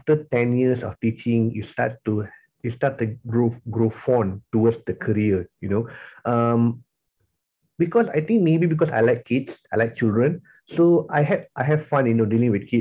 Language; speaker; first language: English; non-native, local second language; Tamil